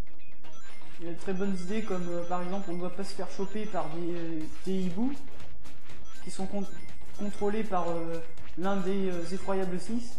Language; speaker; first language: French; native; French